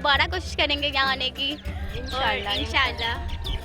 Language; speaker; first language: Hindi; non-native, local second language; Punjabi